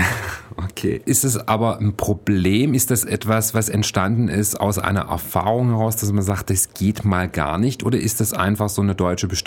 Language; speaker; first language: German; native; German